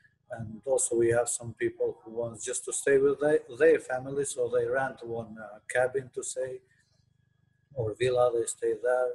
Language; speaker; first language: English; non-native, fluent; Albanian